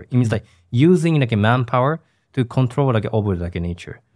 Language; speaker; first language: English; non-native, fluent; Japanese